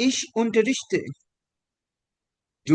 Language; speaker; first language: German; non-native, fluent; Hindi